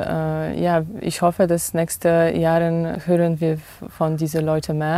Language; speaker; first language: German; non-native, fluent; Polish